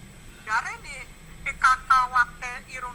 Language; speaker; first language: Japanese; non-native, learner; Indonesian